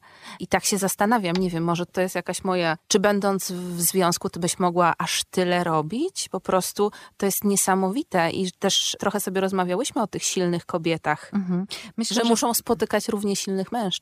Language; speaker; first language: Polish; native; Polish